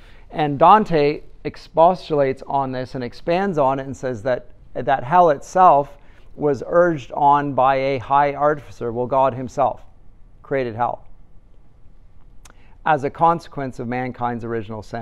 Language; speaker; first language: English; native; English